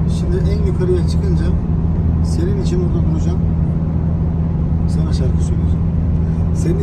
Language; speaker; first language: Turkish; native; Turkish